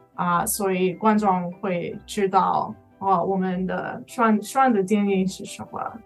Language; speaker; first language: Chinese; non-native, learner; English